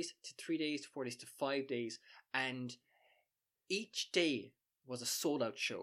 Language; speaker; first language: English; native; English